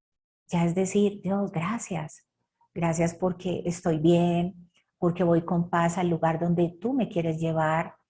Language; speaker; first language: Spanish; native; Spanish